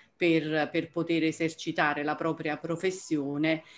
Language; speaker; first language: Italian; native; Italian